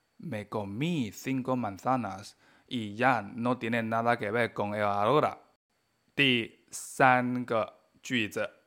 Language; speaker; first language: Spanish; non-native, fluent; Chinese